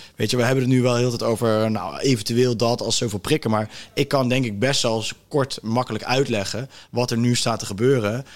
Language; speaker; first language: Dutch; native; Dutch